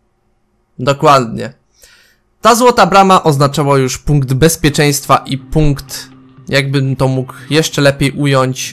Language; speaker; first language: Polish; native; Polish